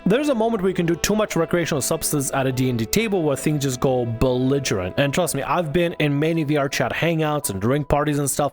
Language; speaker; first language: English; native; English